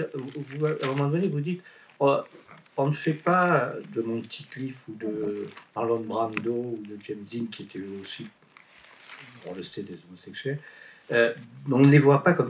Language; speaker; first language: French; native; French